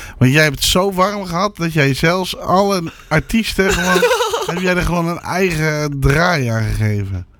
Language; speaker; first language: Dutch; native; Dutch